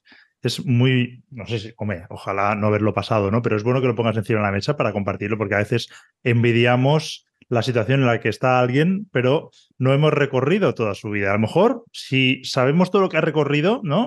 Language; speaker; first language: Spanish; native; Spanish